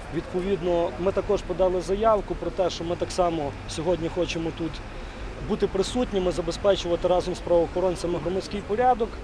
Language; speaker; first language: Ukrainian; native; Ukrainian